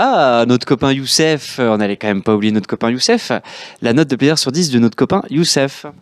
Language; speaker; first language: French; native; French